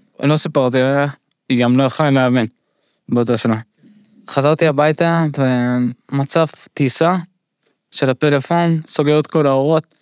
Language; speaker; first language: Hebrew; early bilingual, other home language; Russian